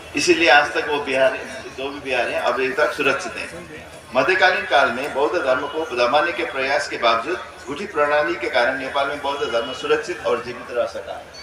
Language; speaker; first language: Hindi; non-native, fluent; Newari